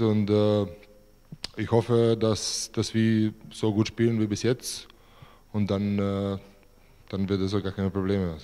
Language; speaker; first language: German; non-native, fluent; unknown